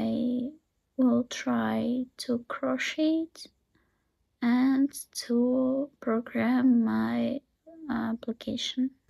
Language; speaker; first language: English; non-native, learner; Russian